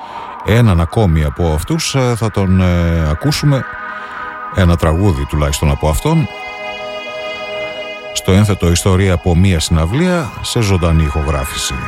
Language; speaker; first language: Greek; native; Greek